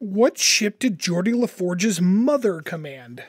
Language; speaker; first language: English; native; English